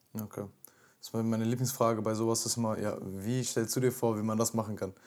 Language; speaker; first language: German; early bilingual, other home language; Turkish